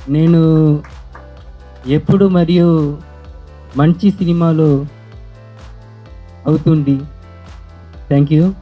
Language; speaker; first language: Telugu; non-native, learner; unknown